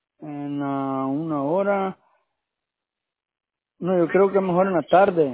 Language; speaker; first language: Spanish; native; Spanish